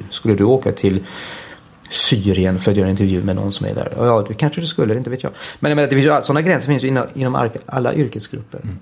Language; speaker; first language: Swedish; early bilingual, heritage; Swedish